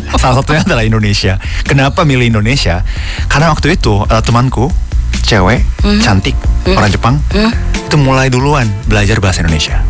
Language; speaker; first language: Indonesian; non-native, fluent; Japanese